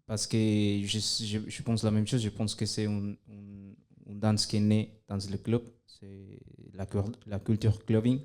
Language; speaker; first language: French; non-native, fluent; Spanish